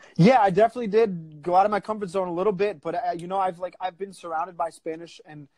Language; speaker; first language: English; native; English